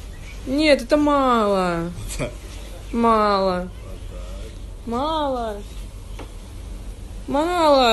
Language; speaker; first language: Russian; native; Russian